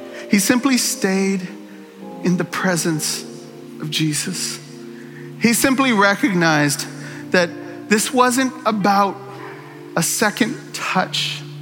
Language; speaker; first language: English; native; English